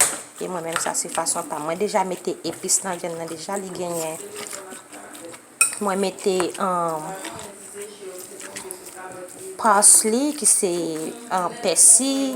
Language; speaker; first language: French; non-native, local second language; Haitian Creole